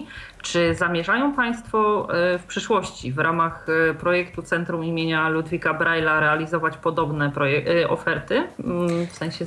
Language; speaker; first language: Polish; native; Polish